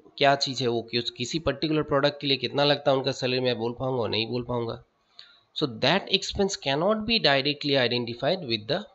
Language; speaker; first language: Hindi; non-native, local second language; Bangla